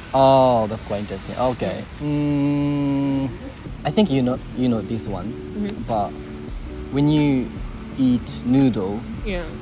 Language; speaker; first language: English; non-native, learner; Japanese